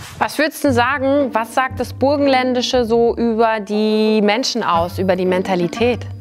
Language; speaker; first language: German; native; German